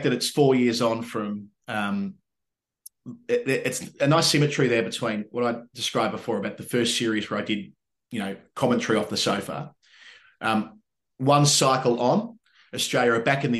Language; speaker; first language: English; native; English